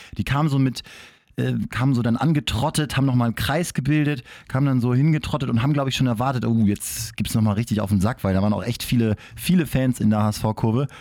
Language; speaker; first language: German; native; German